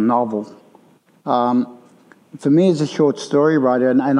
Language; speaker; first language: English; native; English